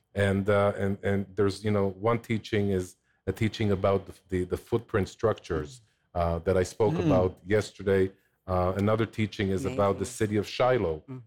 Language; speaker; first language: English; non-native, fluent; Hebrew